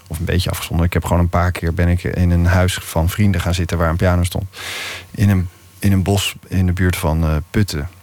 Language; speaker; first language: Dutch; native; Dutch